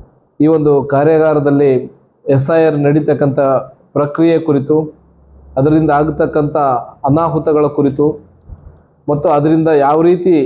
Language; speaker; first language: Kannada; native; Kannada